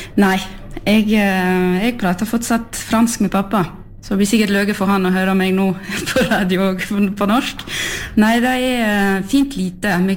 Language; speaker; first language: Norwegian; non-native, fluent; French